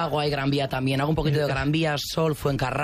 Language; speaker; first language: Spanish; native; Spanish